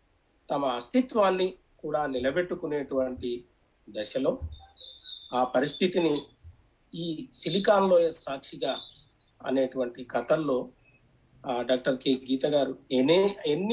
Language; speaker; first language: Telugu; native; Telugu